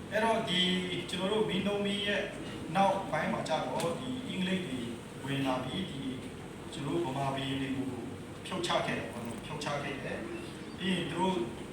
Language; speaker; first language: Burmese; non-native, local second language; Kachin